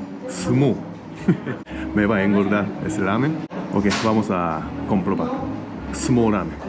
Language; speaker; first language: Spanish; non-native, learner; Japanese